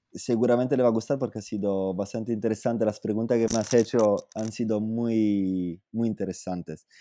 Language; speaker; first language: Spanish; non-native, fluent; Italian